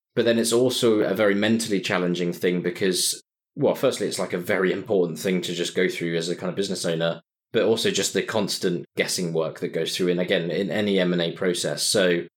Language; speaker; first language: English; native; English